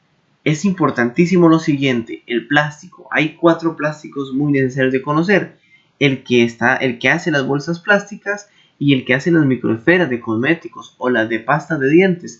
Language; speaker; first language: Spanish; native; Spanish